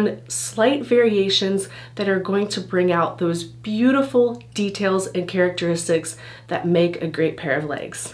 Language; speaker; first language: English; native; English